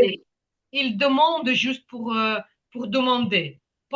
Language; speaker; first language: French; non-native, fluent; Ukrainian